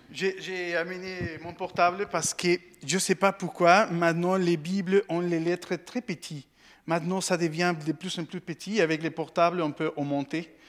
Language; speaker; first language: French; non-native, fluent; Spanish